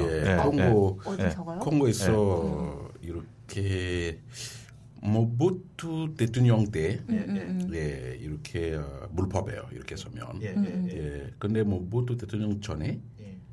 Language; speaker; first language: Korean; non-native, learner; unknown